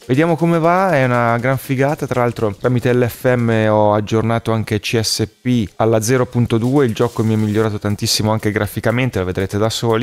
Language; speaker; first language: Italian; native; Italian